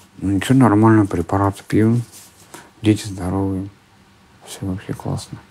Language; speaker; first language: Russian; native; Russian